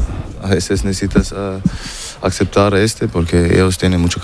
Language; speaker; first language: Spanish; non-native, learner; German